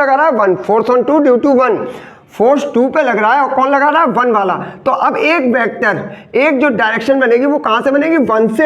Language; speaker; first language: Hindi; native; Hindi